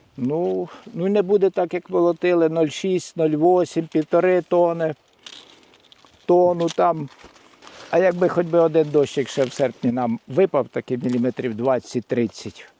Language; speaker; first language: Ukrainian; native; Ukrainian